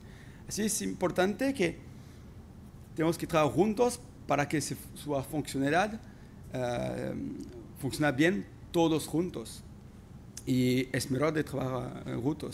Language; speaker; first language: Spanish; non-native, fluent; French